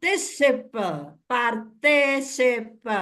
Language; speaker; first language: English; non-native, fluent; Indonesian